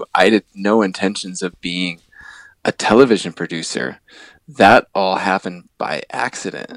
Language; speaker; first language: English; native; English